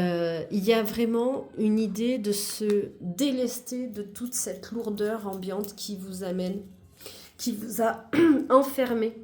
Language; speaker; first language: French; native; French